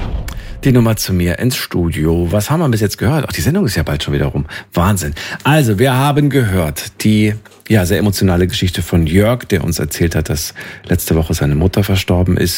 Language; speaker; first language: German; native; German